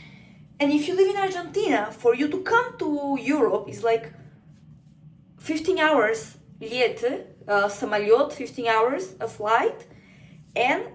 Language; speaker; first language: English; non-native, fluent; Spanish